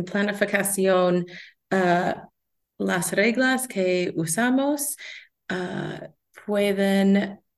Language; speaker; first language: Spanish; non-native, learner; English